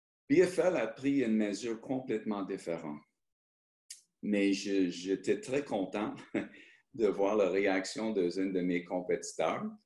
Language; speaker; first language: French; early bilingual, heritage; French